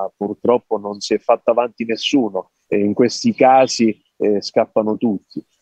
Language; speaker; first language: Italian; native; Italian